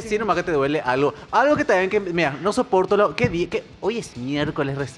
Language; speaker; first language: Spanish; native; Spanish